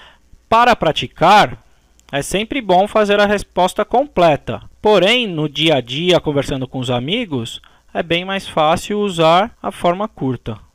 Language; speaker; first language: Portuguese; native; Portuguese